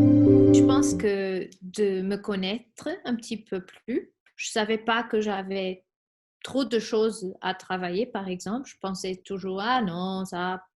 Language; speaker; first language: French; non-native, fluent; Spanish